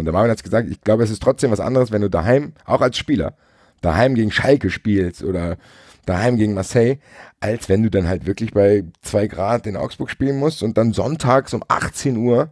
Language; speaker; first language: German; native; German